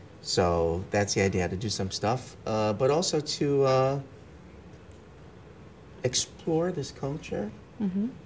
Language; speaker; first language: English; early bilingual, other home language; Romanian